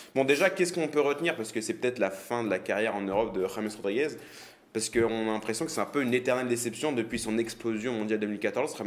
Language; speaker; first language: French; native; French